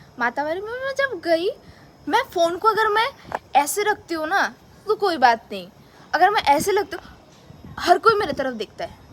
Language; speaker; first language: Hindi; non-native, local second language; Bangla